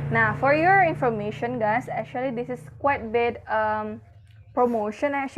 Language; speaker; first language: English; non-native, fluent; Indonesian